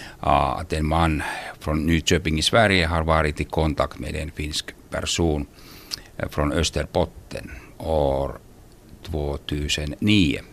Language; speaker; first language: Swedish; non-native, local second language; Finnish